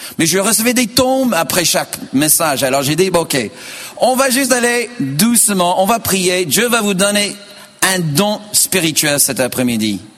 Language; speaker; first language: French; non-native, fluent; English